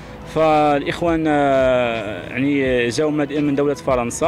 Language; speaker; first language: Arabic; native; Arabic